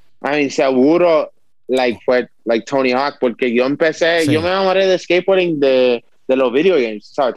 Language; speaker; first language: Spanish; early bilingual, heritage; Spanish